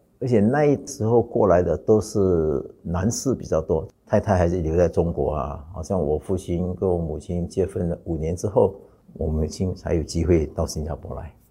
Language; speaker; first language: Chinese; non-native, local second language; Wu Chinese